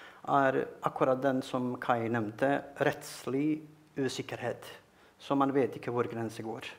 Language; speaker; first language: Norwegian; non-native, fluent; Bosnian